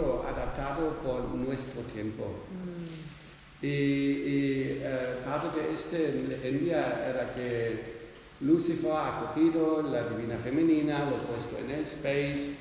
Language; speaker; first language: Spanish; non-native, learner; Dutch